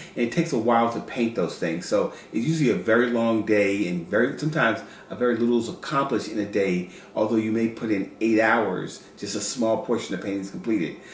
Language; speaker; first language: English; native; English